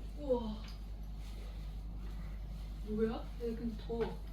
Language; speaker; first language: Korean; non-native, fluent; Japanese